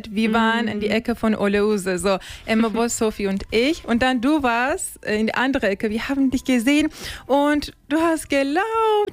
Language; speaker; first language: German; non-native, learner; Turkish